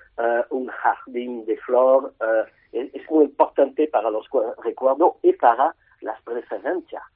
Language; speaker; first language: Spanish; non-native, learner; French